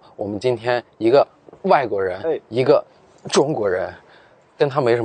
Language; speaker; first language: Chinese; native; Chinese